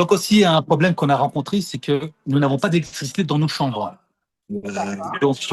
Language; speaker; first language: French; native; French